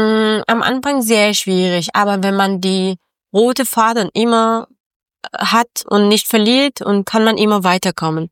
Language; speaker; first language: German; non-native, learner; Persian